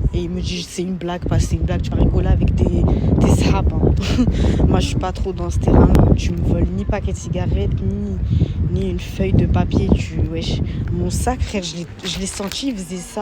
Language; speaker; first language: French; native; French